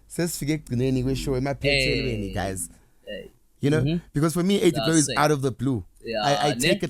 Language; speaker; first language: English; non-native, local second language; Zulu